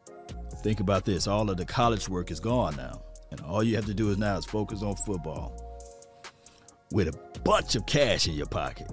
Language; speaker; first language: English; native; English